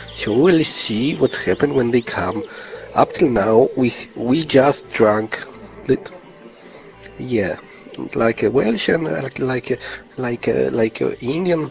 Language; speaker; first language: English; non-native, learner; Polish